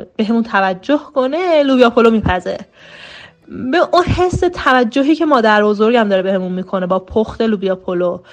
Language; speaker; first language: Persian; native; Persian